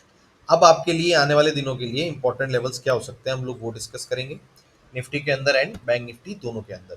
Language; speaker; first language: Hindi; native; Hindi